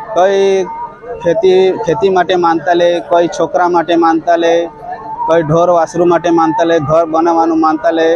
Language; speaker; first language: Gujarati; non-native, local second language; Kukna